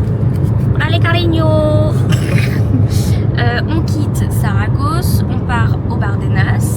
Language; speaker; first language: French; native; French